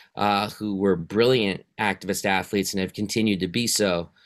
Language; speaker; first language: English; native; English